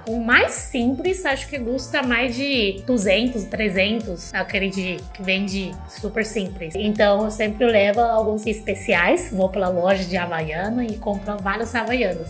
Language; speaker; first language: Portuguese; non-native, learner; Chinese